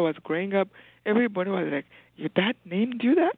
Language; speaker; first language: English; non-native, local second language; Kinyarwanda